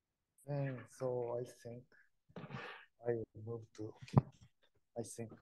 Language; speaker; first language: English; non-native, learner; Japanese